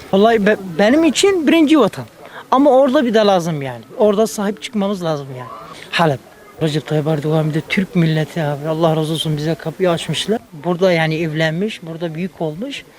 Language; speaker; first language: Turkish; non-native, learner; Arabic